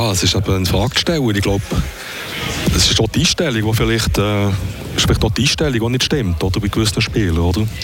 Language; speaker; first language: German; native; German